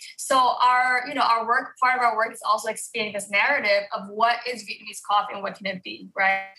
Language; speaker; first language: English; early bilingual, other home language; Vietnamese